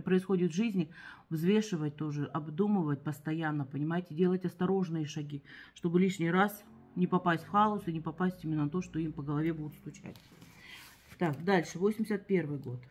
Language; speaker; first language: Russian; native; Russian